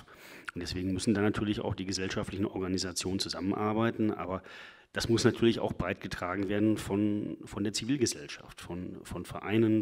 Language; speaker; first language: German; native; German